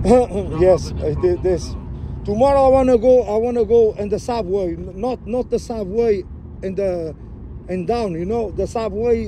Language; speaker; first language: English; non-native, learner; Portuguese